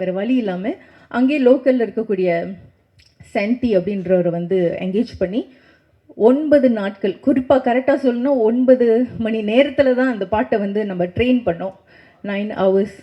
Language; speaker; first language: Tamil; native; Tamil